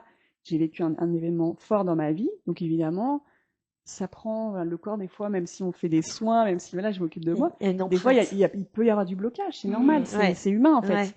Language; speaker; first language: French; native; French